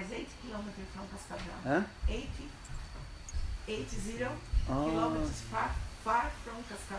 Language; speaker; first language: English; non-native, learner; Portuguese